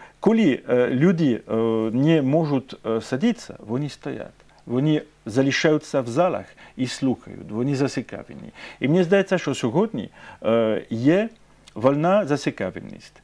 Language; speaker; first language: Ukrainian; non-native, fluent; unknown